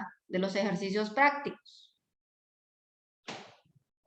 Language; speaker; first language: Spanish; native; Spanish